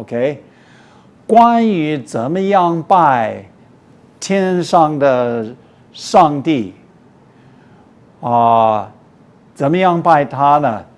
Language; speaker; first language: Chinese; non-native, fluent; English